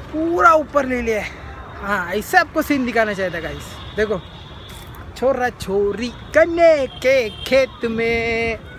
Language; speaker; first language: Hindi; non-native, local second language; Marathi